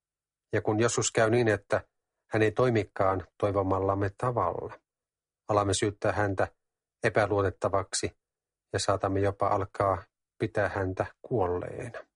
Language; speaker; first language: Finnish; native; Finnish